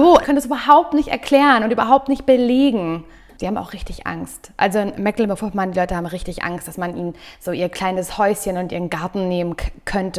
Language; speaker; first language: German; native; German